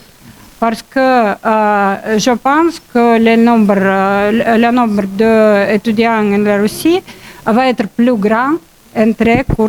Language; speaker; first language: French; non-native, learner; Russian